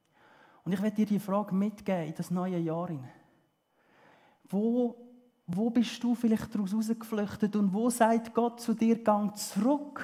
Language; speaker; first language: German; early bilingual, heritage; German